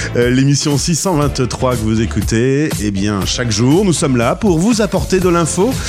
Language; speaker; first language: French; non-native, fluent; Portuguese